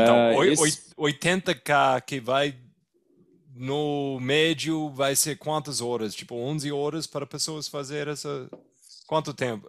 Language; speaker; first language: Portuguese; non-native, fluent; English